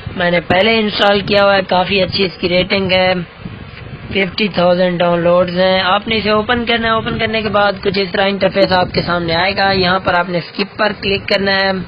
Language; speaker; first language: Urdu; non-native, local second language; Saraiki